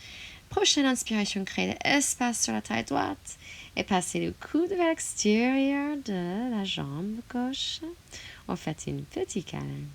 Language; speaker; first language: French; non-native, fluent; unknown